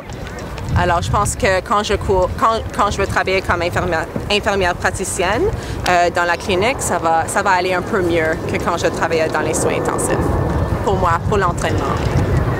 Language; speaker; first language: French; non-native, local second language; English